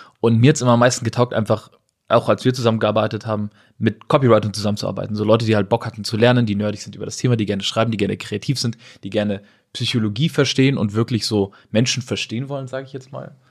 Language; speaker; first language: German; native; German